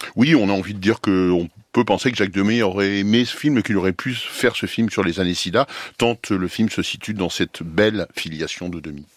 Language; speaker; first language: French; native; French